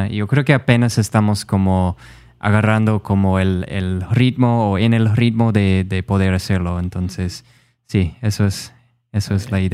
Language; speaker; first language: Spanish; non-native, fluent; English